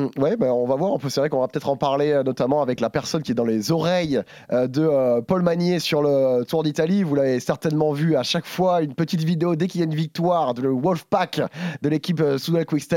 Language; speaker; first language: French; native; French